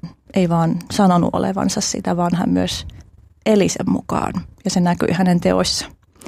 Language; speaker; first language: Finnish; early bilingual, other home language; Albanian